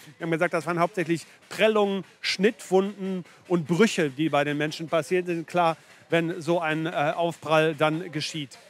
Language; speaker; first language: German; native; German